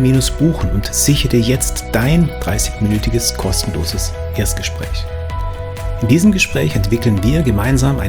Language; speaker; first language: German; native; German